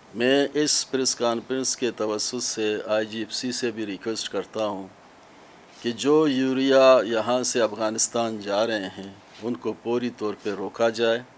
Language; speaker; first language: Urdu; non-native, local second language; Baluchi